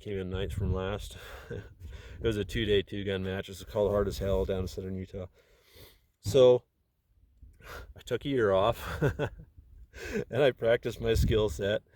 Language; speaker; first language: English; native; English